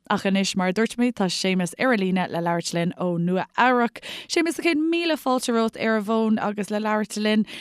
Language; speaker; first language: Irish; non-native, local second language; English